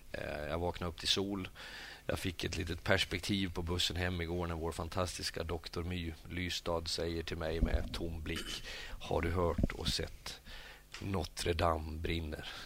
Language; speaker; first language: Swedish; native; Swedish